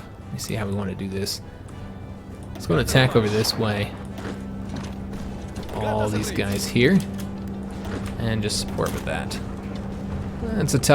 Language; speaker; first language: English; native; English